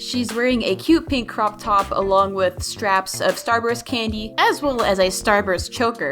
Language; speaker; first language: English; native; English